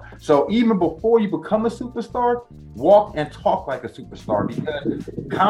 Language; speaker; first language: English; native; English